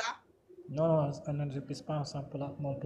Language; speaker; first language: French; non-native, learner; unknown